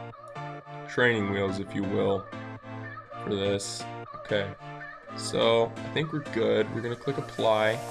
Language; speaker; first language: English; native; English